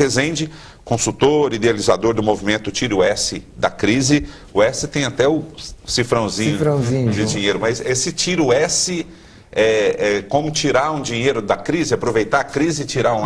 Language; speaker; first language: Portuguese; native; Portuguese